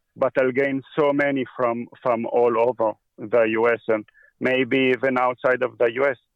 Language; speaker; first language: English; early bilingual, heritage; Hebrew